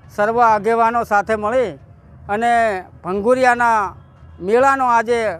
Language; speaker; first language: Gujarati; non-native, local second language; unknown